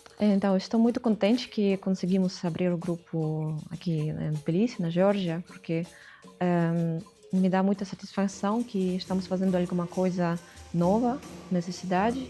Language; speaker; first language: Portuguese; non-native, fluent; Russian